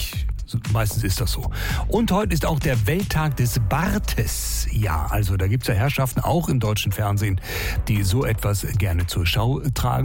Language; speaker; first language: German; native; German